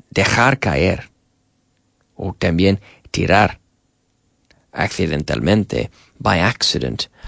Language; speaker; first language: Spanish; non-native, fluent; English